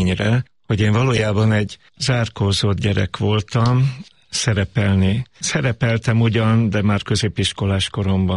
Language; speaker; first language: Hungarian; native; Hungarian